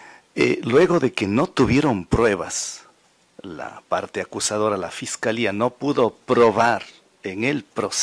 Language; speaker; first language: Spanish; native; Spanish